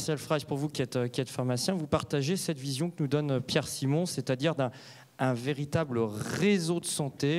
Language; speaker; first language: French; native; French